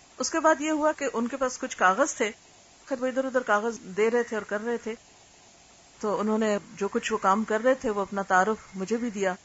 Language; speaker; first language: Urdu; native; Urdu